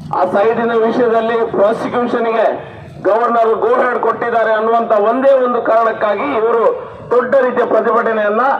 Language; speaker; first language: Kannada; native; Kannada